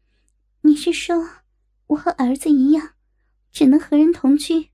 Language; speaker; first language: Chinese; native; Chinese